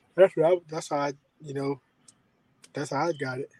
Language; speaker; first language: English; native; English